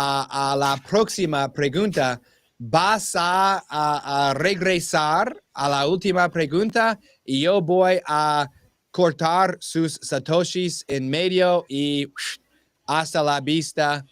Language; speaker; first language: Spanish; non-native, learner; English